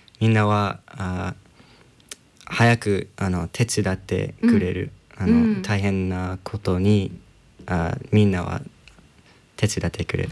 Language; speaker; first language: Japanese; non-native, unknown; English